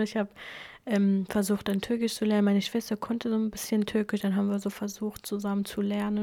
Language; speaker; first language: German; non-native, fluent; Kurdish